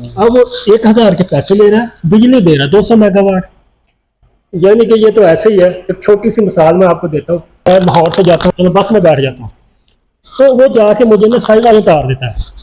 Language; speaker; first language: Urdu; non-native, local second language; Punjabi